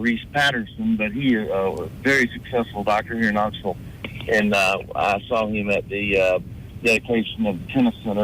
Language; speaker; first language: English; native; English